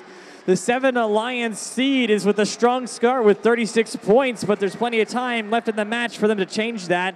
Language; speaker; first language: English; native; English